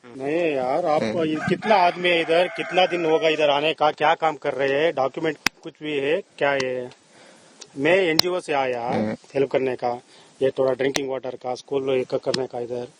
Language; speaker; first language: Hindi; non-native, local second language; Kannada